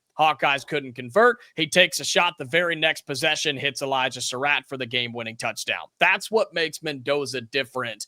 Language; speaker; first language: English; native; English